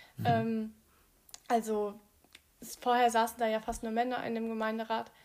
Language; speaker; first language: German; early bilingual, other home language; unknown